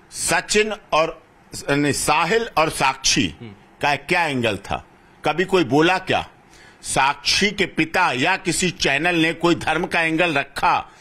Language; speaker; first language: Hindi; native; Hindi